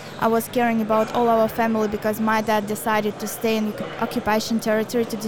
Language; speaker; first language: English; non-native, fluent; Ukrainian